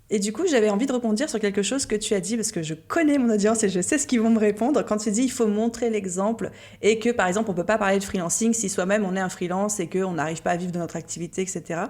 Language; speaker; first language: French; native; French